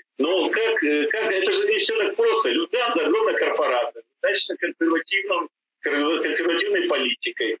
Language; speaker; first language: Russian; native; Russian